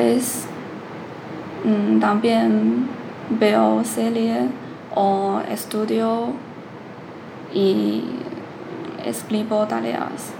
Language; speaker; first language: Spanish; non-native, learner; Chinese